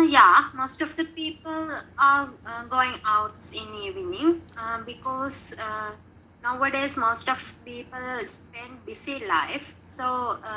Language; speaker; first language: English; non-native, learner; Sinhala